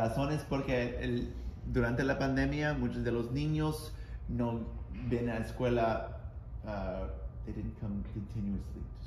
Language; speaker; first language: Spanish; non-native, learner; English